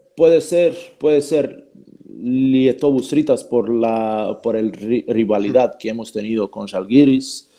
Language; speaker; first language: Spanish; non-native, fluent; Croatian